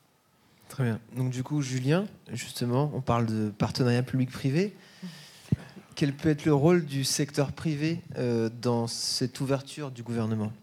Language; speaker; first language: French; native; French